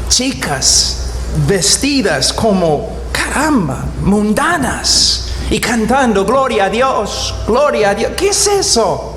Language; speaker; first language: Spanish; non-native, fluent; English